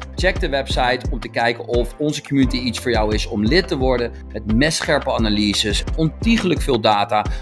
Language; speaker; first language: Dutch; native; Dutch